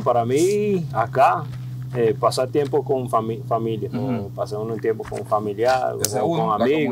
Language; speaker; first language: Spanish; early bilingual, heritage; Spanish